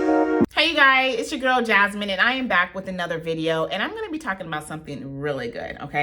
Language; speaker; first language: English; native; English